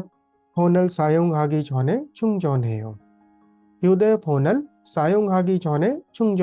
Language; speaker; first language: Korean; non-native, fluent; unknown